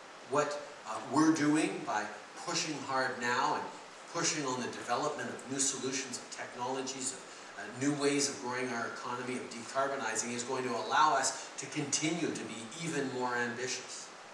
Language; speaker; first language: English; early bilingual, other home language; French